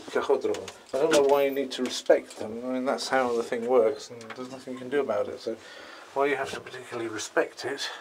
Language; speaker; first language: English; native; English